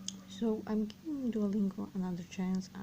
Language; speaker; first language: English; non-native, fluent; Serbian